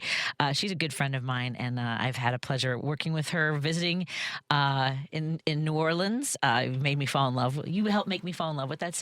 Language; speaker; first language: English; native; English